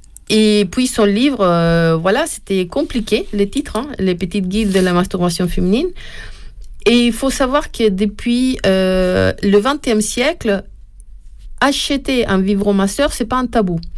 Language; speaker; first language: French; non-native, fluent; Spanish